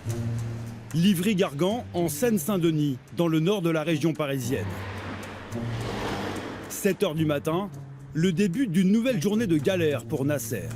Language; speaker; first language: French; native; French